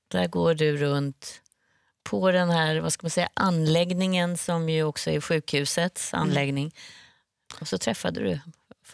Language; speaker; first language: Swedish; native; Swedish